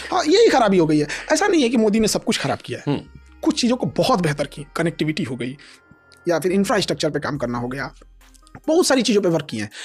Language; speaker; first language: Hindi; native; Hindi